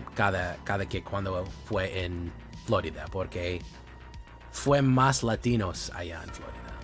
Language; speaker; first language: Spanish; non-native, learner; English